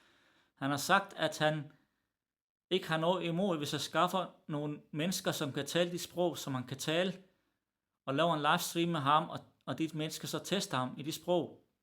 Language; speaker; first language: Danish; early bilingual, other home language; Arabic